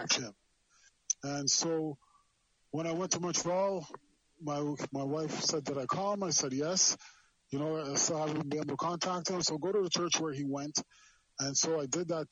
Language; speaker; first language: English; native; English